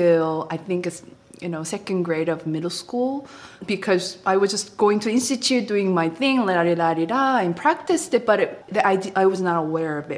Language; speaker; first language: English; non-native, fluent; Korean